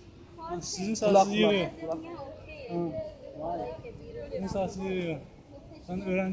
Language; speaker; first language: Turkish; non-native, learner; Persian